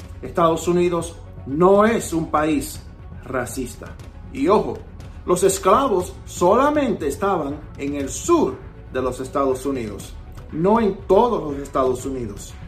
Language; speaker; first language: Spanish; early bilingual, heritage; Spanish